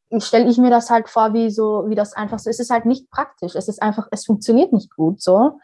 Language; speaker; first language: German; early bilingual, other home language; Somali